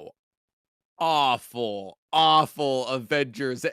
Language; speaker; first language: English; native; English